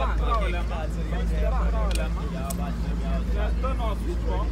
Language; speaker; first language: Italian; non-native, learner; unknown